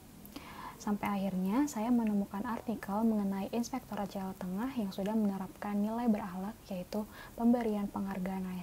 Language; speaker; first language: Indonesian; native; Indonesian